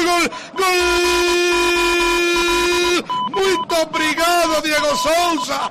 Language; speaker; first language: Portuguese; non-native, learner; Spanish